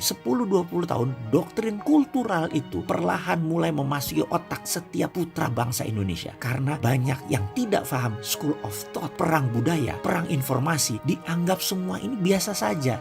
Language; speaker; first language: Indonesian; native; Indonesian